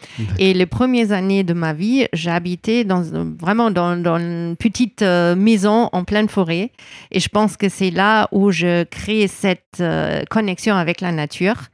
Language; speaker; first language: French; non-native, fluent; German